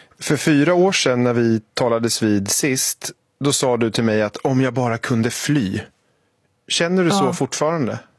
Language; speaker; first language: Swedish; native; Swedish